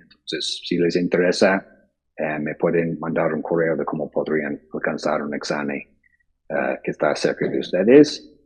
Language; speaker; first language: Spanish; non-native, fluent; English